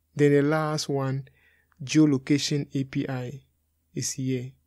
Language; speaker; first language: English; non-native, local second language; Akan